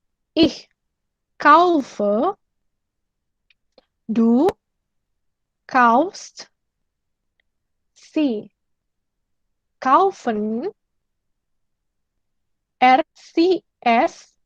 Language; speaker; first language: German; non-native, learner; Indonesian